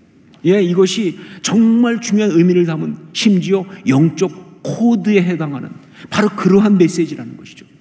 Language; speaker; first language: Korean; native; Korean